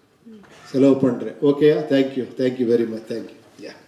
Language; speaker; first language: Tamil; non-native, fluent; Kannada